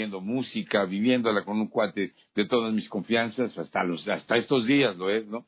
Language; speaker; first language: Spanish; native; Spanish